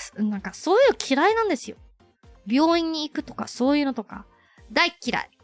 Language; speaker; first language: Japanese; non-native, fluent; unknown